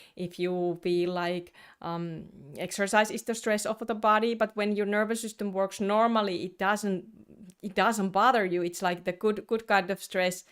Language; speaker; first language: English; non-native, fluent; Finnish